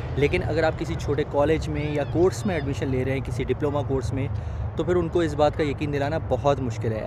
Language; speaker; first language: Urdu; native; Urdu